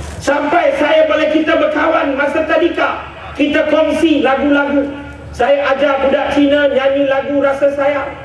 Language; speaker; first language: Malay; native; Malay